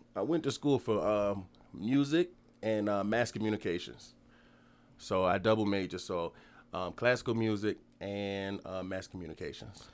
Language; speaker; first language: English; native; English